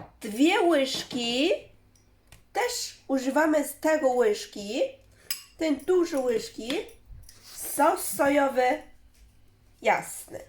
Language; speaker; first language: Polish; non-native, learner; Chinese